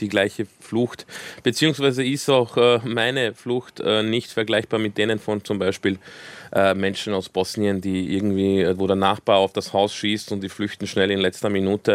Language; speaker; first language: German; early bilingual, other home language; Croatian